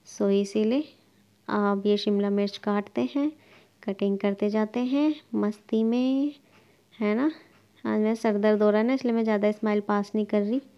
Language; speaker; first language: Hindi; native; Hindi